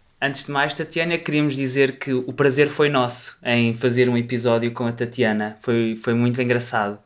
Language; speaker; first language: Portuguese; native; Portuguese